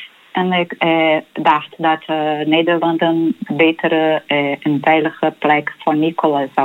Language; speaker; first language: Dutch; non-native, fluent; Portuguese